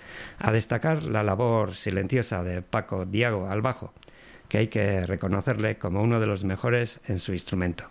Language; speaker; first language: Spanish; non-native, local second language; Basque